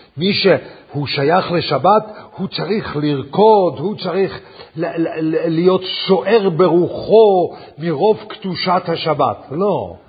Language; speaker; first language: Hebrew; non-native, fluent; English